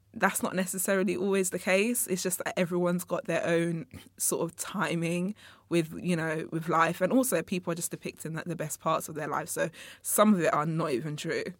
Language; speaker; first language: English; native; English